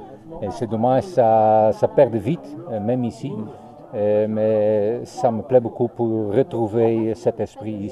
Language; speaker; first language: French; non-native, learner; Dutch